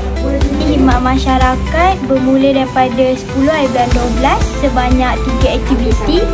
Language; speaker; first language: Malay; native; Malay